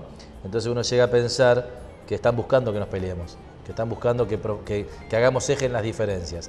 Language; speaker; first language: Spanish; native; Spanish